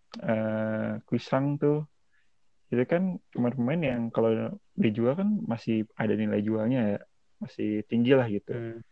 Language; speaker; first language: Indonesian; native; Indonesian